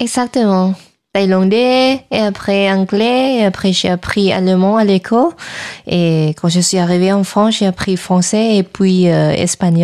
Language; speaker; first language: French; non-native, fluent; Thai